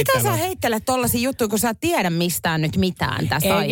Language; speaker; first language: Finnish; native; Finnish